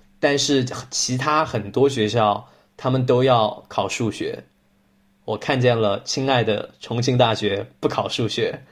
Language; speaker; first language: Chinese; native; Chinese